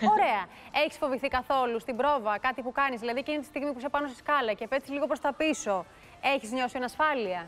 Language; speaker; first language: Greek; native; Greek